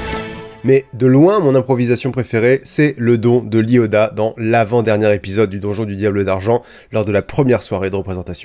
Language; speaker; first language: French; native; French